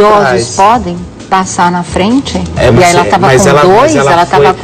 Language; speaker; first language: Portuguese; native; Portuguese